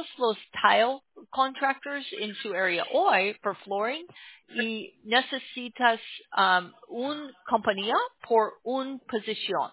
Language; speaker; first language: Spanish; non-native, learner; English